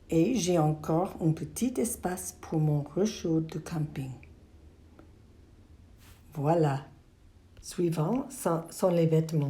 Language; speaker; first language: French; non-native, learner; English